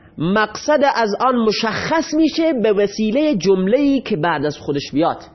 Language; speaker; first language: Persian; non-native, local second language; Baluchi